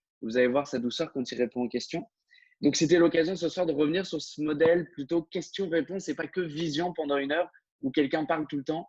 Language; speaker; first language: French; native; French